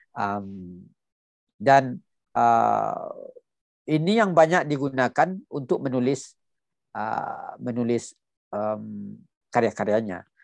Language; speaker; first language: Indonesian; non-native, local second language; Minangkabau